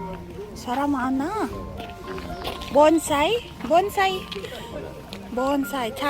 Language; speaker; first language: Korean; non-native, learner; Filipino